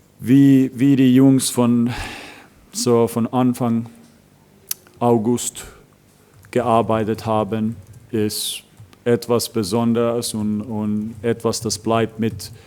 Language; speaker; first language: German; non-native, fluent; Finnish